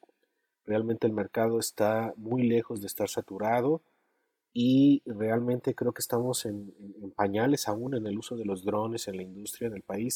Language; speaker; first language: Spanish; native; Spanish